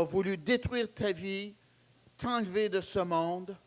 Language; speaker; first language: French; native; French